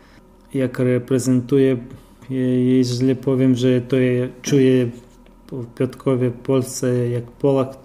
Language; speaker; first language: Polish; non-native, fluent; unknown